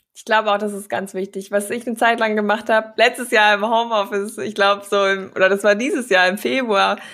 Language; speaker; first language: German; native; German